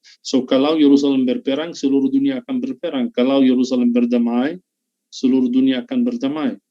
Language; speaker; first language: Indonesian; non-native, fluent; Arabic